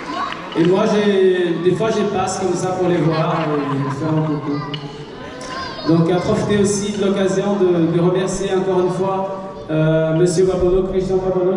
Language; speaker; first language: French; non-native, fluent; Portuguese